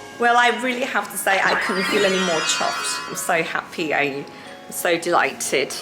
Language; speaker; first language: English; non-native, fluent; Thai